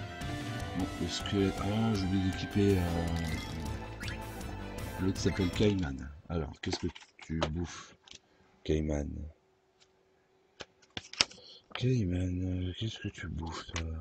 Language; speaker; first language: French; native; French